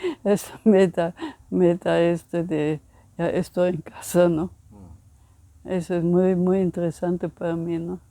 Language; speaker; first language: Spanish; non-native, fluent; German